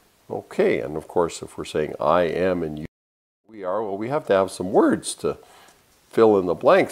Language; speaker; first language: English; early bilingual, other home language; German